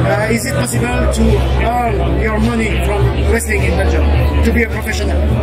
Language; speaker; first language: English; non-native, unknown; French